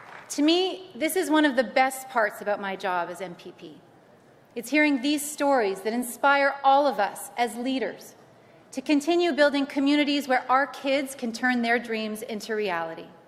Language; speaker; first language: English; native; English